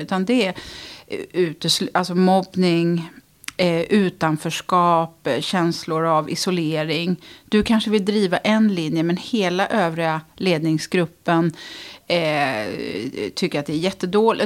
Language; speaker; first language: Swedish; native; Swedish